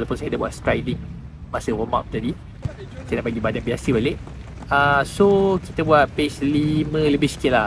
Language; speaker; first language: Malay; native; Malay